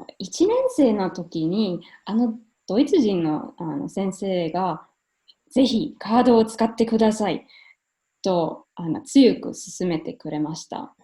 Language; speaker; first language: Japanese; non-native, fluent; German